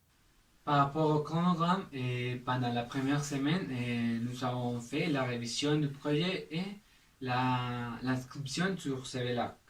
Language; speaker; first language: French; non-native, learner; Spanish